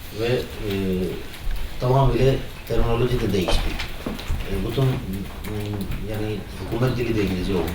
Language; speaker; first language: Turkish; non-native, fluent; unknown